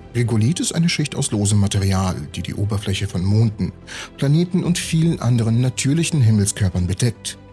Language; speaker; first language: German; early bilingual, other home language; Russian